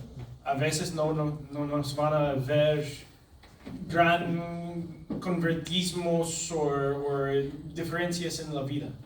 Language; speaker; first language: Spanish; non-native, learner; English